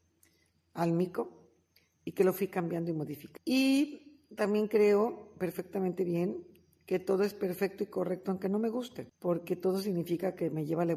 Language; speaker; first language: Spanish; native; Spanish